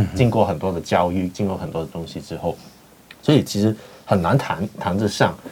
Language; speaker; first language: Chinese; non-native, fluent; Cantonese